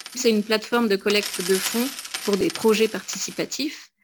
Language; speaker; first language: French; native; French